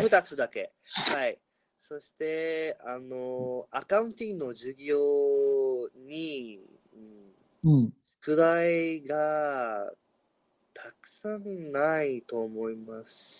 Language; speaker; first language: Japanese; non-native, learner; Spanish